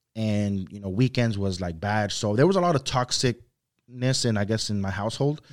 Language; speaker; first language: English; early bilingual, other home language; Spanish